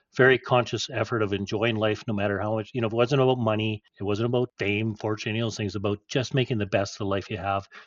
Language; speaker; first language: English; native; English